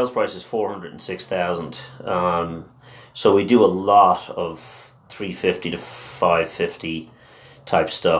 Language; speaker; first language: English; non-native, local second language; Irish